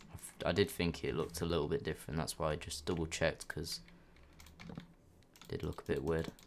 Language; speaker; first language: English; native; English